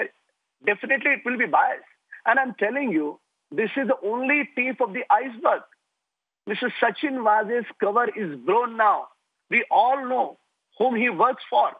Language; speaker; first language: English; non-native, local second language; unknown